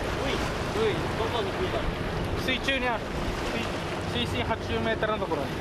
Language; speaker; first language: Japanese; native; Japanese